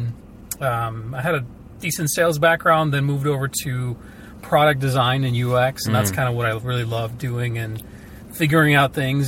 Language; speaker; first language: English; early bilingual, other home language; Ukrainian